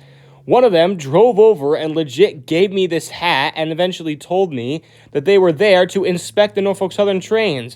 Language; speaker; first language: English; native; English